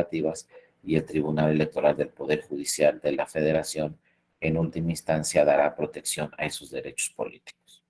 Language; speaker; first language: Spanish; native; Spanish